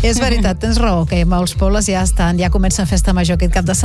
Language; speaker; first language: Catalan; native; Catalan